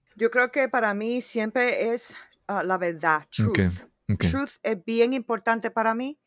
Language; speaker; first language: Spanish; early bilingual, heritage; Spanish